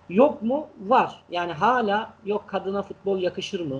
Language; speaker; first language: Turkish; native; Turkish